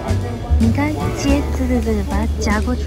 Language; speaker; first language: Chinese; native; Chinese